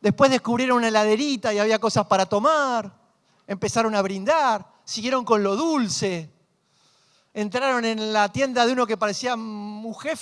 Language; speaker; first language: Spanish; native; Spanish